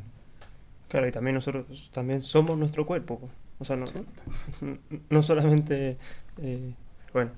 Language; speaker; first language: Spanish; native; Spanish